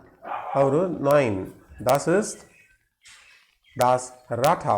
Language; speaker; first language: German; non-native, learner; Tamil